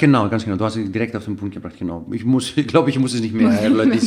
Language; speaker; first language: German; non-native, fluent; Greek